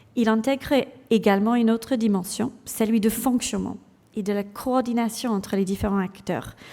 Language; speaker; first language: French; non-native, fluent; English